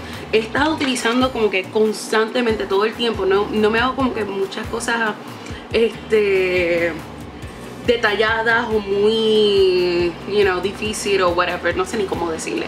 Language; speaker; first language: Spanish; native; Spanish